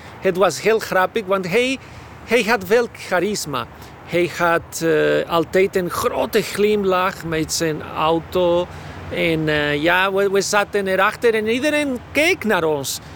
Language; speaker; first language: Dutch; non-native, fluent; Spanish